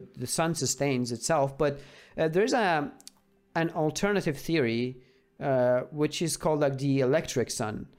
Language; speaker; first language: English; non-native, fluent; Persian